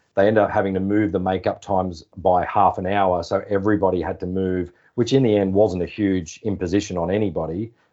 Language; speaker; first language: English; native; English